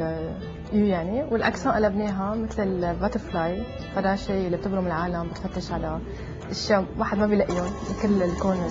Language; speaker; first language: Arabic; native; Arabic